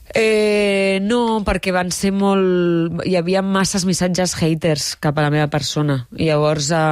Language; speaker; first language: Catalan; non-native, local second language; Spanish